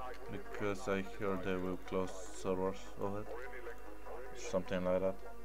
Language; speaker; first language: English; non-native, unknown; Bulgarian